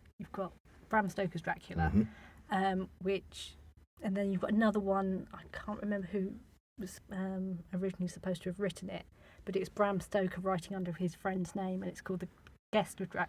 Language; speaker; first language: English; native; English